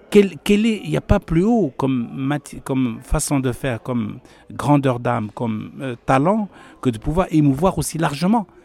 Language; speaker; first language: French; non-native, local second language; Arabic